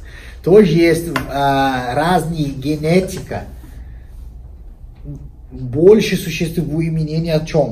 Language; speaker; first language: Russian; non-native, learner; Portuguese